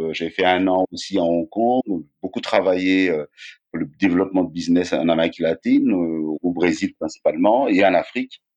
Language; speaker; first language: French; non-native, local second language; Malagasy